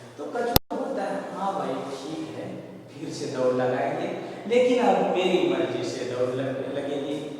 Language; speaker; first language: Hindi; non-native, local second language; Marathi